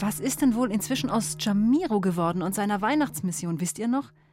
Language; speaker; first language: German; native; German